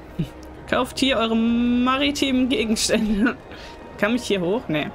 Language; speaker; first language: German; native; German